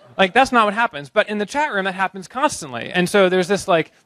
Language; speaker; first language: English; native; English